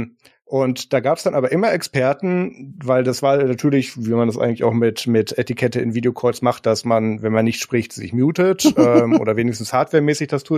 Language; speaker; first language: German; native; German